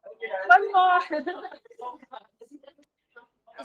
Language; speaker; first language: English; non-native, learner; Thai